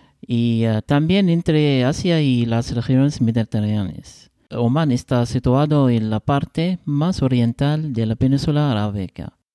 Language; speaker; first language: Spanish; non-native, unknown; Arabic